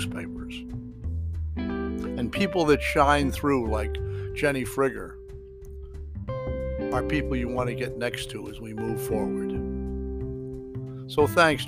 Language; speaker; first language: English; native; English